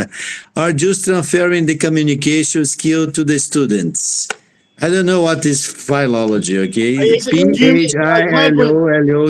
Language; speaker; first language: English; non-native, fluent; Portuguese